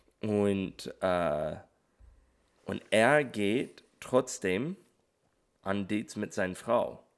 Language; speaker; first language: German; non-native, fluent; English